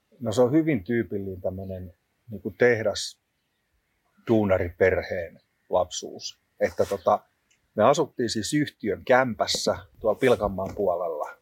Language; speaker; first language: Finnish; native; Finnish